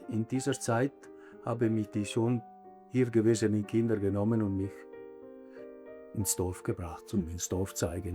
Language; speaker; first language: German; early bilingual, other home language; Italian